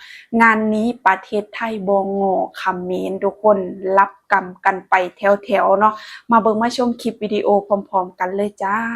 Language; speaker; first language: Thai; non-native, local second language; Northeastern Thai